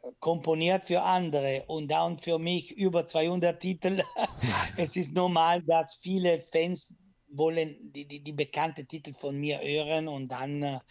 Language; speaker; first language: German; non-native, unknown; Italian